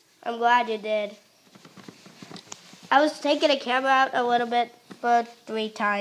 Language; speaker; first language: English; native; English